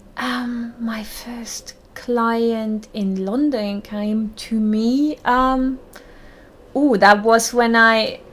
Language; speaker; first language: English; non-native, fluent; German